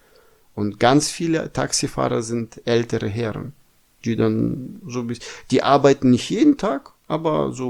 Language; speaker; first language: German; non-native, fluent; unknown